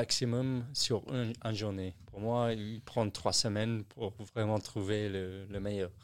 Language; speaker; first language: French; non-native, learner; English